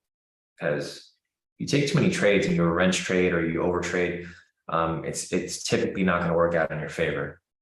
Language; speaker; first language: English; native; English